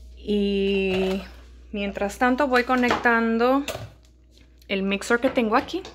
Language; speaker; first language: Spanish; early bilingual, heritage; Spanish